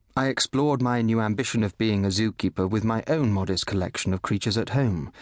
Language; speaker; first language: English; native; English